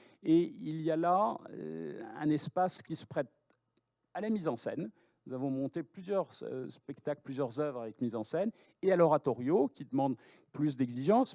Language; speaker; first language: French; native; French